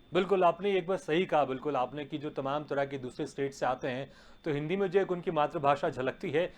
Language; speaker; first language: Hindi; native; Hindi